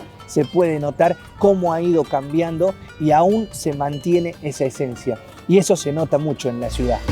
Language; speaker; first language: Spanish; native; Spanish